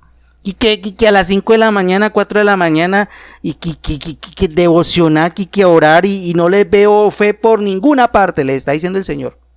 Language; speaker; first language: Spanish; native; Spanish